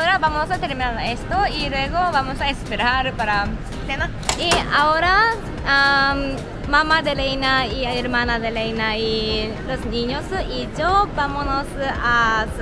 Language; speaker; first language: Spanish; non-native, learner; Japanese